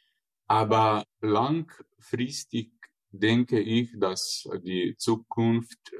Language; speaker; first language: German; non-native, fluent; Slovenian